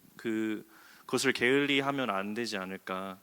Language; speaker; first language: Korean; early bilingual, heritage; Korean